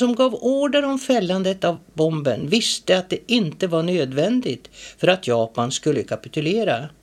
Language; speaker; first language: Swedish; native; Swedish